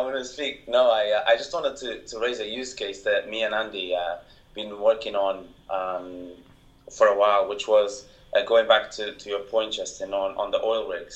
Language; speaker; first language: English; non-native, fluent; Portuguese